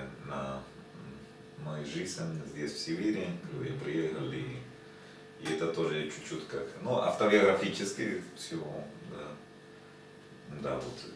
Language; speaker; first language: Russian; non-native, learner; Spanish